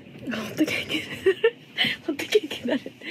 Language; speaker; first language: Korean; non-native, fluent; Vietnamese